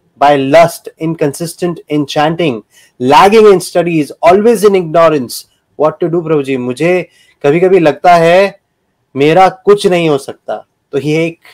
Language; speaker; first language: Hindi; native; Hindi